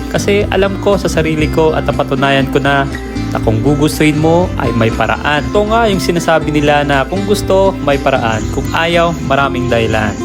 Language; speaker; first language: Filipino; non-native, local second language; Hiligaynon